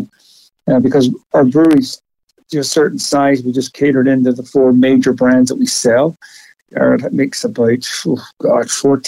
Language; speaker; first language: English; native; English